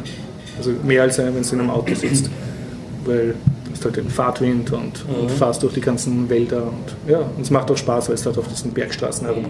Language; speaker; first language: German; native; German